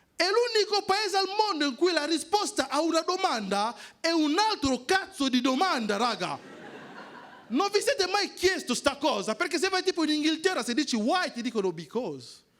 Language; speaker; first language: Italian; non-native, fluent; French